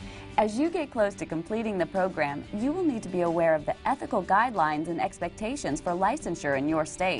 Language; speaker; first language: English; native; English